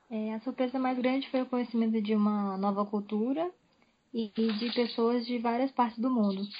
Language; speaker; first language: Spanish; non-native, learner; Portuguese